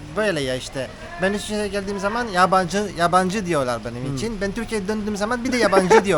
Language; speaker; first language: Turkish; early bilingual, heritage; Turkish